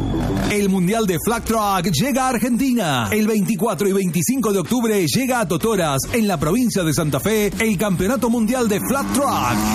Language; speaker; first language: Spanish; native; Spanish